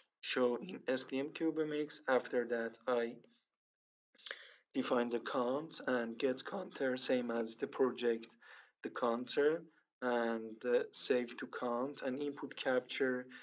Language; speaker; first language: English; non-native, learner; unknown